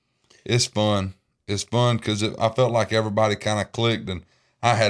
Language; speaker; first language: English; native; English